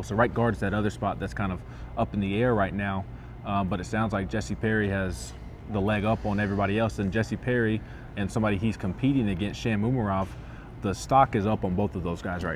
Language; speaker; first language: English; native; English